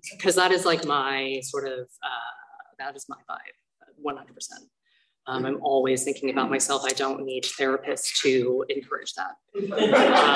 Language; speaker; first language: English; native; English